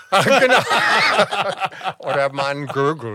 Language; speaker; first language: German; non-native, fluent; English